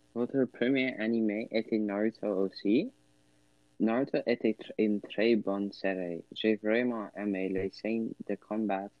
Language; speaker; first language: French; non-native, learner; English